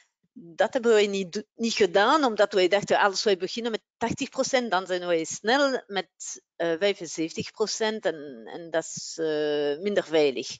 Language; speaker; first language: Dutch; non-native, local second language; French